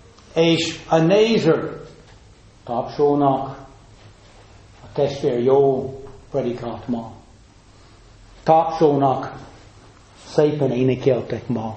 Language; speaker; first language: Hungarian; non-native, fluent; English